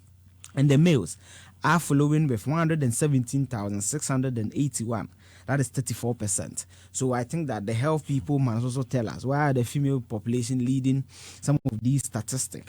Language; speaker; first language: English; non-native, local second language; Akan